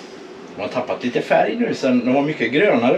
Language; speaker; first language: Swedish; native; Swedish